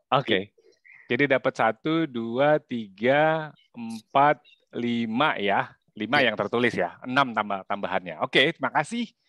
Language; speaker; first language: Indonesian; native; Indonesian